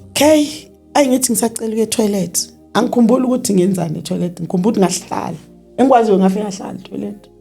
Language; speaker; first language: Zulu; native; Zulu